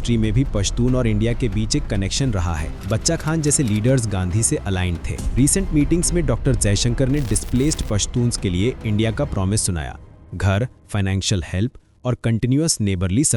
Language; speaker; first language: Hindi; native; Hindi